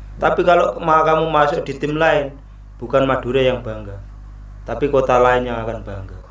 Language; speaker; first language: Indonesian; non-native, local second language; Madurese